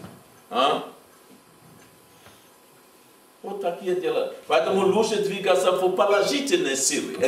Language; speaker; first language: Russian; non-native, fluent; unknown